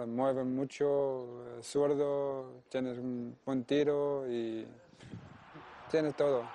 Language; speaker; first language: Spanish; non-native, learner; Danish